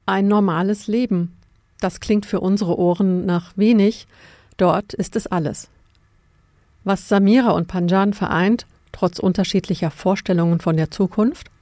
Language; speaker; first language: German; native; German